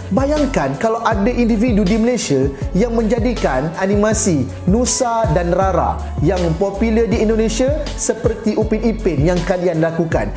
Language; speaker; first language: Malay; native; Malay